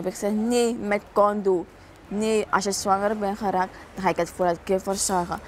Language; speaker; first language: Dutch; non-native, local second language; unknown